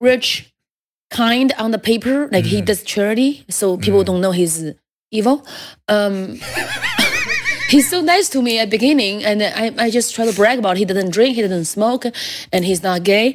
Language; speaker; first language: English; non-native, fluent; Chinese